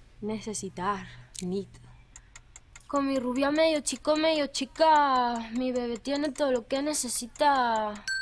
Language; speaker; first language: Spanish; non-native, local second language; Catalan